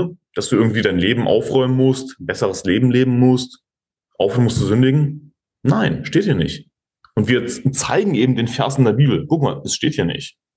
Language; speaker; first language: German; native; German